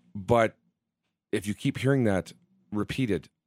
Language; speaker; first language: English; native; English